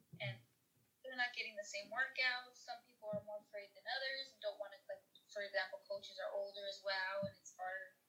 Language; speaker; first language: English; early bilingual, other home language; Spanish